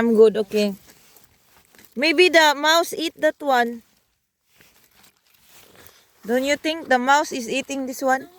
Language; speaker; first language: English; non-native, local second language; Cebuano